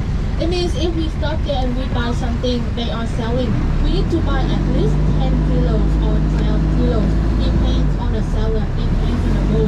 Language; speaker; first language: English; non-native, fluent; Vietnamese